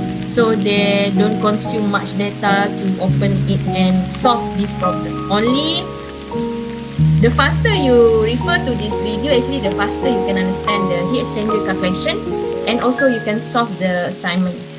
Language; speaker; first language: English; non-native, local second language; Malay